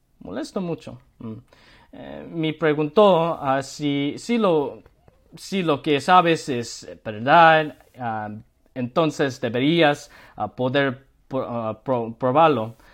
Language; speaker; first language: Spanish; non-native, learner; Korean